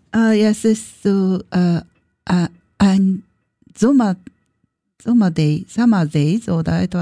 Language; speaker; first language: German; non-native, learner; Japanese